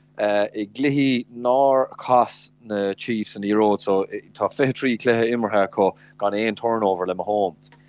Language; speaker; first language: Irish; native; Irish